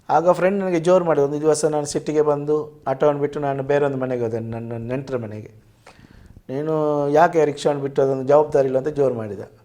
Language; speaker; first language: Kannada; non-native, local second language; Tulu